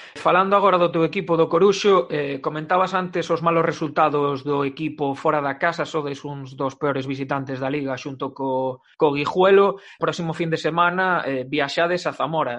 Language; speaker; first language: Galician; native; Galician